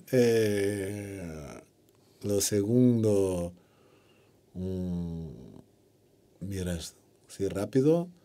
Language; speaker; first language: Spanish; non-native, fluent; Portuguese